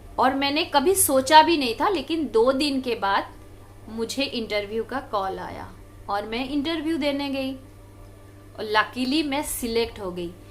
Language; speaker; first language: Hindi; non-native, local second language; Bangla